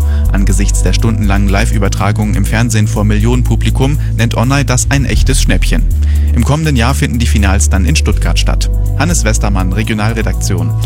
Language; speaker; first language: German; native; German